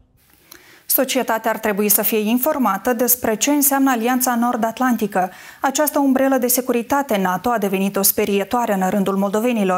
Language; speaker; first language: Romanian; native; Romanian